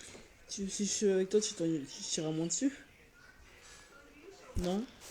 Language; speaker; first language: French; native; French